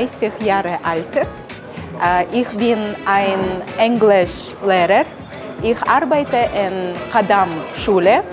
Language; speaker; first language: German; non-native, learner; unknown